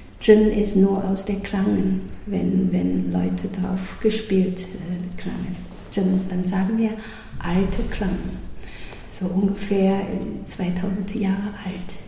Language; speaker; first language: German; non-native, learner; Chinese